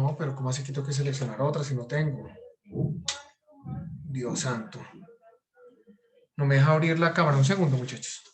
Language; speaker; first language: Spanish; native; Spanish